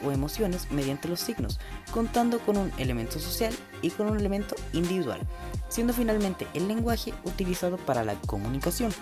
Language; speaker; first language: Spanish; native; Spanish